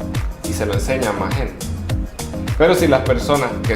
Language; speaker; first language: Spanish; native; Spanish